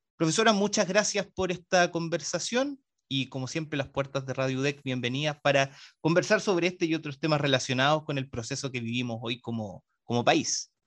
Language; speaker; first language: Spanish; native; Spanish